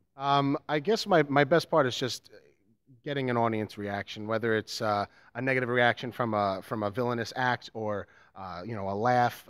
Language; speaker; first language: English; native; English